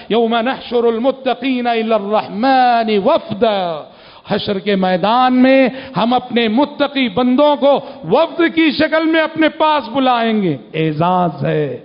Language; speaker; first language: Urdu; native; Urdu